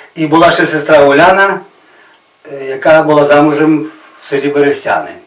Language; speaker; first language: Ukrainian; native; Ukrainian